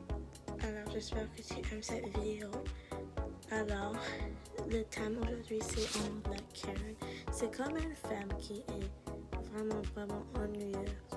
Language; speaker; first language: French; non-native, learner; English